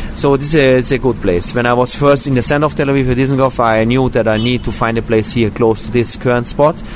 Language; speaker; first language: English; non-native, fluent; German